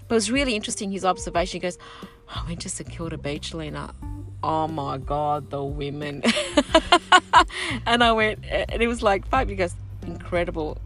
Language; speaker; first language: English; early bilingual, other home language; Sicilian